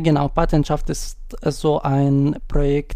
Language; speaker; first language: German; non-native, learner; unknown